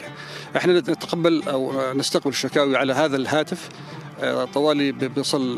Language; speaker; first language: Arabic; native; Arabic